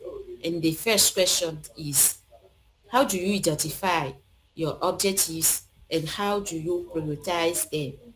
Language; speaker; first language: English; non-native, learner; French